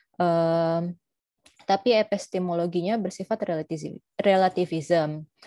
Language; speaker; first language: Indonesian; native; Indonesian